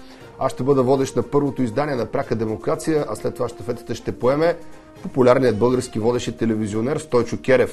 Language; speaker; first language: Bulgarian; native; Bulgarian